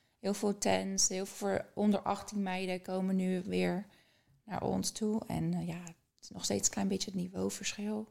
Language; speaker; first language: Dutch; early bilingual, other home language; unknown